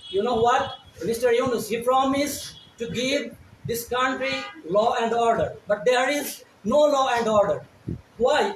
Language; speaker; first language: English; non-native, local second language; Bangla